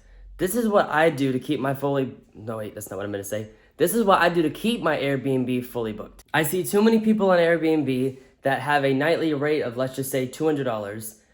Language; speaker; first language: English; native; English